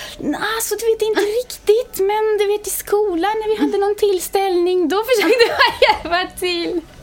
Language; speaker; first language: Swedish; non-native, fluent; Romanian